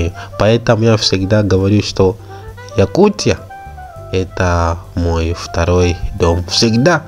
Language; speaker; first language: Russian; non-native, learner; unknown